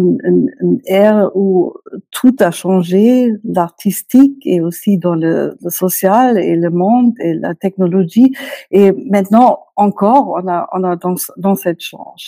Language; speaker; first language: French; non-native, fluent; German